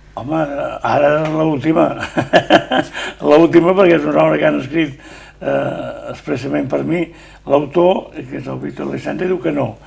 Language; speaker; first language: Catalan; native; Catalan